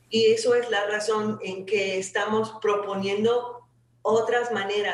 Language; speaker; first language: Spanish; non-native, fluent; English